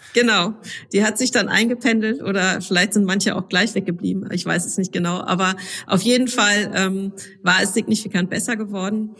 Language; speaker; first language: German; native; German